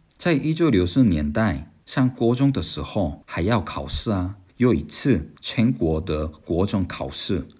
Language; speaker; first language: Chinese; non-native, fluent; Korean